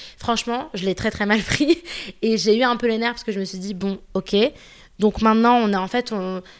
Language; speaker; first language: French; early bilingual, other home language; Arabic